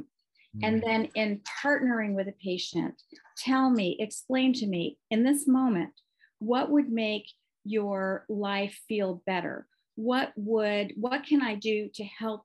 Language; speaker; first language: English; native; English